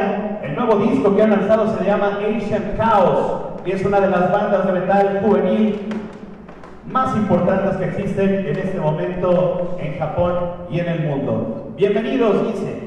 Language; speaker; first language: Spanish; native; Spanish